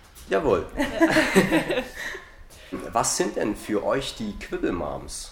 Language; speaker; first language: German; native; German